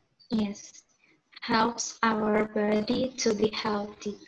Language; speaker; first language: English; non-native, learner; Indonesian